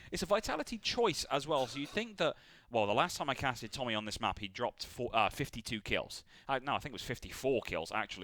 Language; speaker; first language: English; native; English